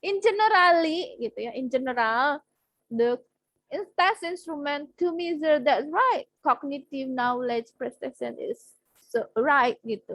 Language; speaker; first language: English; non-native, fluent; Indonesian